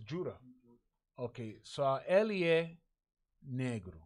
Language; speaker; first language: Portuguese; non-native, learner; Spanish